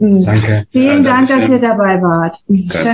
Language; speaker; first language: German; native; German